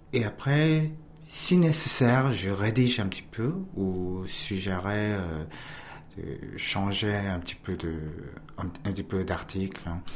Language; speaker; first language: French; non-native, fluent; Korean